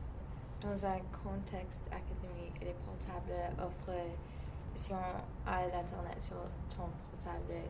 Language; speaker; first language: French; non-native, learner; English